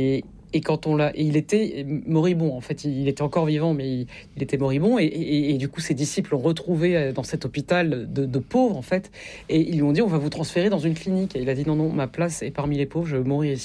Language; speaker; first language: French; native; French